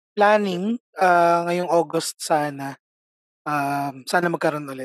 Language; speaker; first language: Filipino; native; Filipino